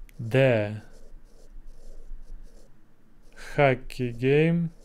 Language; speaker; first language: English; non-native, learner; Russian